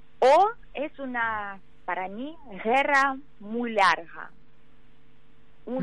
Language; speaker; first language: Spanish; non-native, learner; Ukrainian